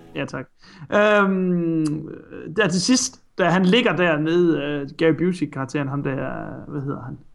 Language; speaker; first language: Danish; native; Danish